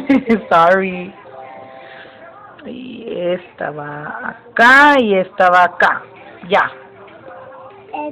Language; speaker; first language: Spanish; early bilingual, heritage; Spanish